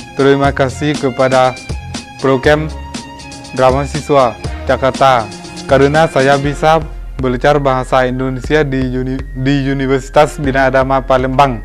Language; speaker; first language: Indonesian; non-native, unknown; Lao